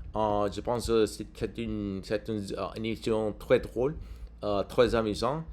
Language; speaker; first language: French; non-native, learner; English